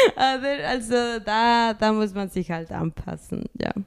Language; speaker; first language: German; non-native, fluent; Spanish